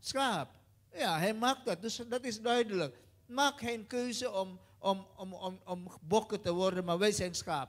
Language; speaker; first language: Dutch; non-native, learner; Indonesian